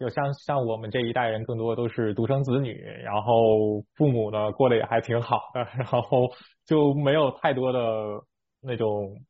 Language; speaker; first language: Chinese; native; Chinese